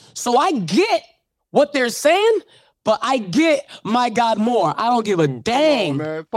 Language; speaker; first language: English; native; English